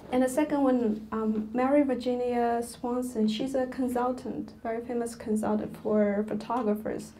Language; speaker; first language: English; non-native, fluent; Chinese